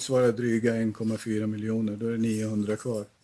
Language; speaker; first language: Swedish; native; Swedish